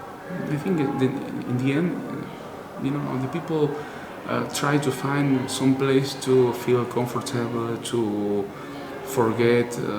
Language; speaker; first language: English; non-native, learner; Spanish